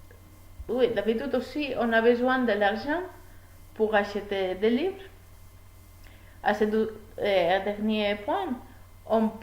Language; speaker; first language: French; non-native, learner; Spanish